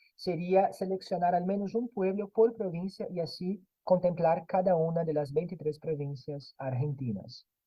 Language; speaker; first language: Spanish; non-native, fluent; Portuguese